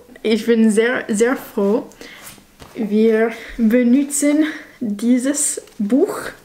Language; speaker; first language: German; non-native, learner; English